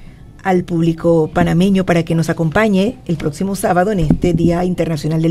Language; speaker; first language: Spanish; native; Spanish